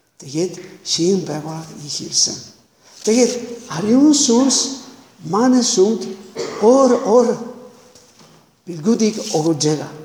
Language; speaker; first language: Mongolian; non-native, learner; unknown